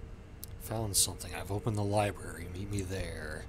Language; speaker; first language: English; native; English